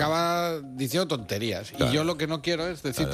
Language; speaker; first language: Spanish; native; Spanish